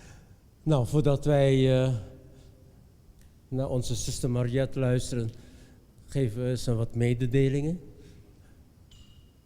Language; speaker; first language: Dutch; non-native, fluent; Indonesian